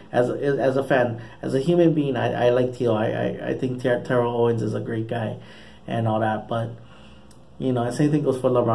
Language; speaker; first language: English; native; English